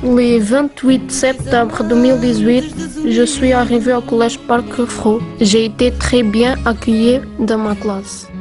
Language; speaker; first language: French; non-native, learner; Portuguese